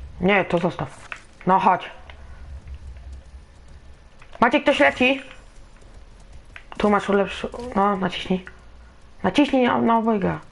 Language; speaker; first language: Polish; native; Polish